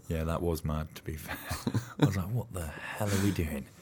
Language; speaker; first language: English; native; English